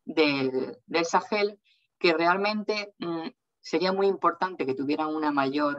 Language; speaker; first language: Spanish; native; Spanish